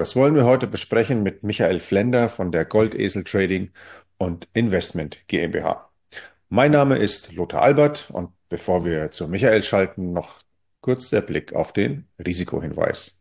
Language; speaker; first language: German; native; German